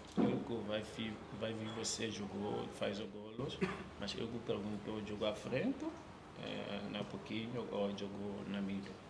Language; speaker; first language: Portuguese; non-native, learner; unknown